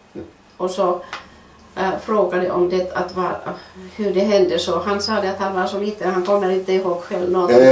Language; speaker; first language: Swedish; non-native, fluent; Finnish